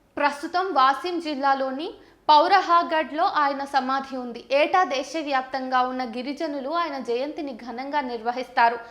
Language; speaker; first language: Telugu; native; Telugu